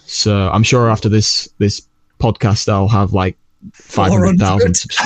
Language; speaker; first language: English; native; English